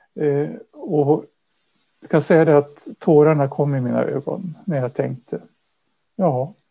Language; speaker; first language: Swedish; native; Swedish